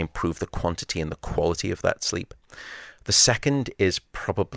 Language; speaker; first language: English; native; English